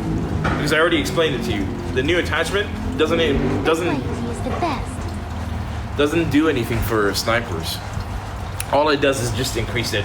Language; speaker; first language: English; native; English